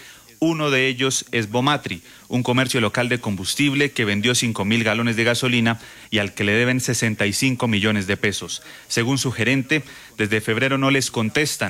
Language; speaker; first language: Spanish; native; Spanish